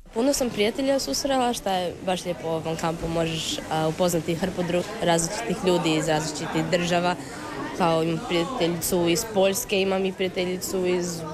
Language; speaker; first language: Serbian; early bilingual, heritage; Serbian